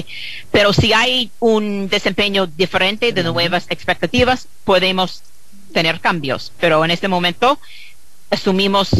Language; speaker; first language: Spanish; non-native, fluent; English